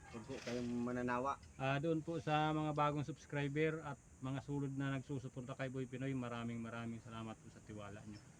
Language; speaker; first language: Filipino; native; Filipino